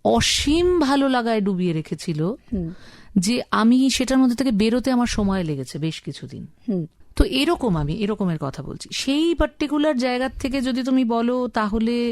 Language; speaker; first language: Bangla; native; Bangla